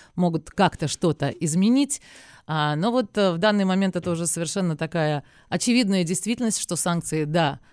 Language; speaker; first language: Russian; native; Russian